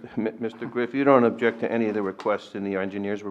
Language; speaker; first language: English; native; English